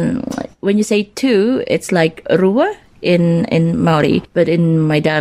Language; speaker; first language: English; non-native, local second language; Cebuano